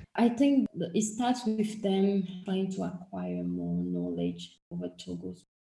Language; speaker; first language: English; non-native, fluent; French